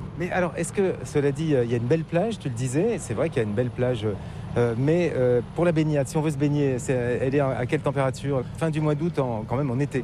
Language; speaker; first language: French; native; French